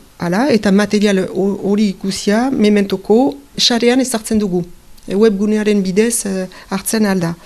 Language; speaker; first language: Basque; native; Basque